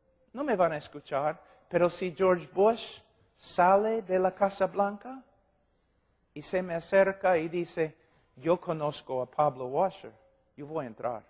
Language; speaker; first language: Spanish; non-native, fluent; English